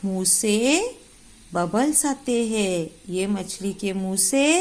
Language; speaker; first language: Hindi; non-native, local second language; Marathi